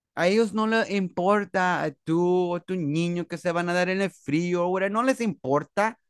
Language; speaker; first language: Spanish; early bilingual, heritage; Spanish